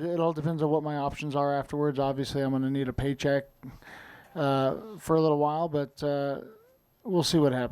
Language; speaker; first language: English; native; English